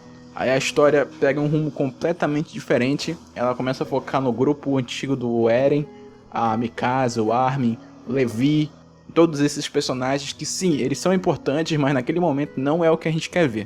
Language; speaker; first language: Portuguese; native; Portuguese